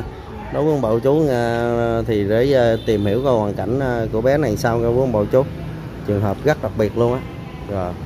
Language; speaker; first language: Vietnamese; native; Vietnamese